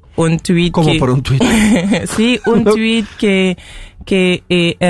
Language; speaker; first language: Spanish; non-native, fluent; Haitian Creole